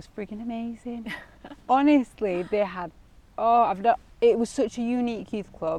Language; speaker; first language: English; native; English